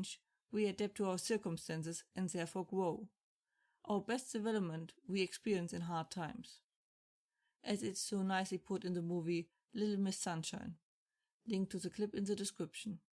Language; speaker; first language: English; non-native, fluent; German